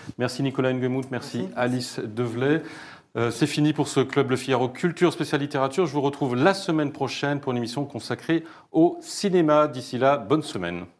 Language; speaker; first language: French; native; French